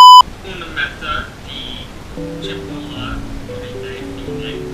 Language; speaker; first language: Italian; non-native, learner; English